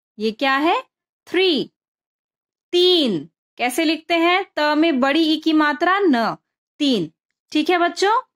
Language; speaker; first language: Hindi; non-native, local second language; Bangla